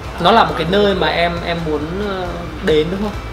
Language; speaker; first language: Vietnamese; native; Vietnamese